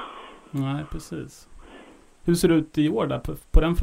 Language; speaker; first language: Swedish; native; Swedish